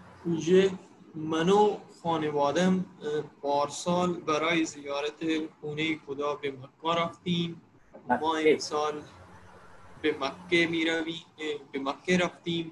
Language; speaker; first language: Persian; non-native, learner; Urdu